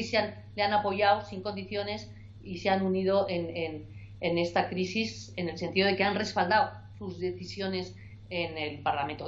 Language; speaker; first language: Spanish; native; Spanish